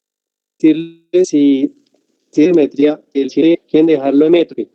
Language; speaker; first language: Spanish; native; Spanish